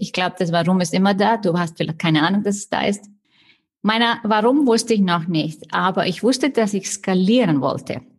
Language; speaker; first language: German; non-native, fluent; Icelandic